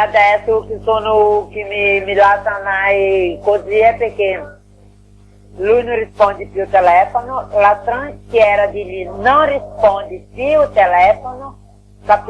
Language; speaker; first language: Italian; non-native, learner; Portuguese